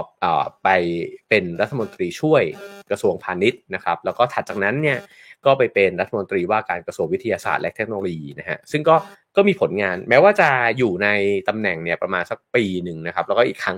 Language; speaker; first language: Thai; native; Thai